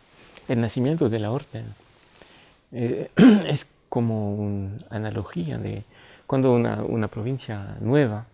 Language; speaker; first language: Spanish; non-native, fluent; French